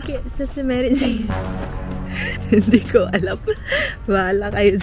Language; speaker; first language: Filipino; native; Filipino